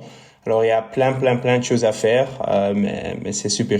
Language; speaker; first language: French; non-native, local second language; Dutch